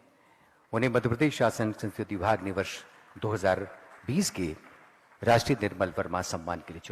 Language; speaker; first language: Hindi; native; Hindi